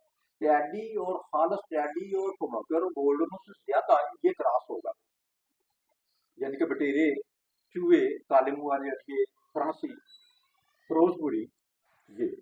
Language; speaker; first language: Hindi; non-native, local second language; Punjabi